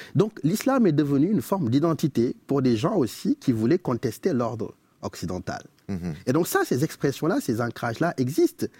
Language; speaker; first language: French; non-native, local second language; Wolof